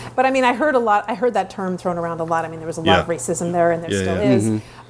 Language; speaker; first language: English; native; English